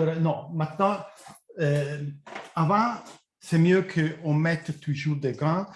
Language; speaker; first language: French; non-native, fluent; Italian